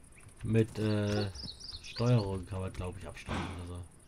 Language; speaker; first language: German; native; German